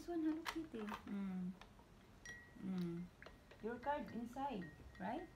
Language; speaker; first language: English; non-native, learner; Filipino